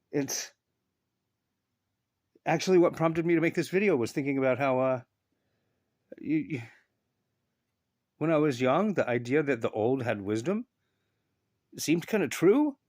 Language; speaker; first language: English; native; English